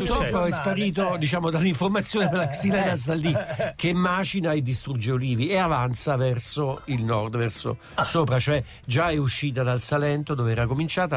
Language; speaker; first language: Italian; native; Italian